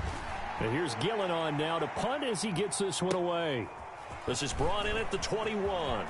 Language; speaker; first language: English; native; English